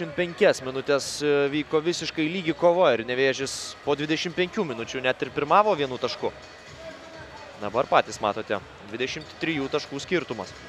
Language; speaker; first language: Lithuanian; native; Lithuanian